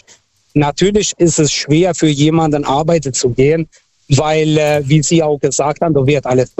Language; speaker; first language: German; non-native, fluent; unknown